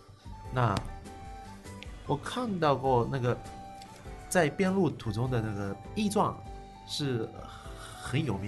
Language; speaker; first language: Chinese; non-native, fluent; Japanese